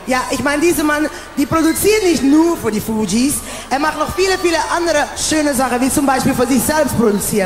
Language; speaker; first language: German; non-native, learner; English